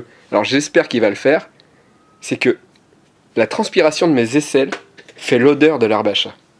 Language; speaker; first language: French; native; French